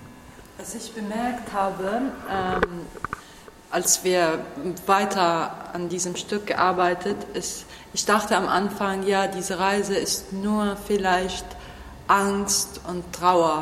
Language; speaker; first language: German; non-native, learner; Arabic